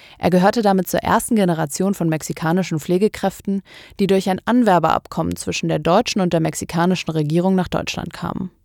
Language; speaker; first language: German; native; German